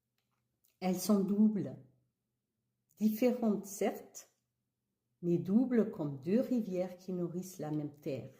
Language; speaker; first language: French; early bilingual, other home language; Kabuverdianu